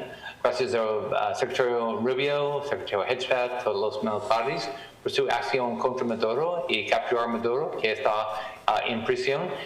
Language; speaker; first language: Spanish; non-native, learner; English